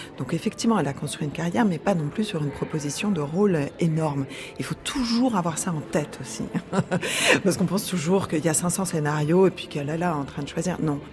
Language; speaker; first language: French; native; French